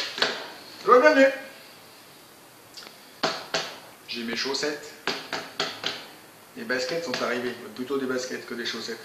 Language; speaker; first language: French; native; French